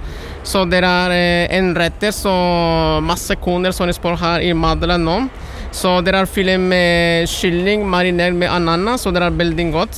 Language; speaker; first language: Norwegian; non-native, learner; Spanish